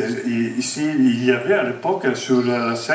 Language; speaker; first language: French; non-native, fluent; Italian